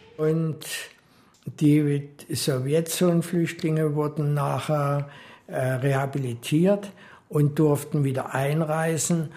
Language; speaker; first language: German; native; German